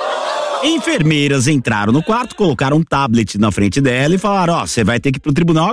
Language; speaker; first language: Portuguese; native; Portuguese